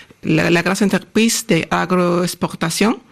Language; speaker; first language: French; non-native, learner; Spanish